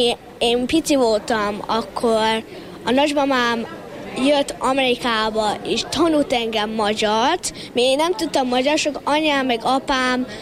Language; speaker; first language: Hungarian; early bilingual, heritage; English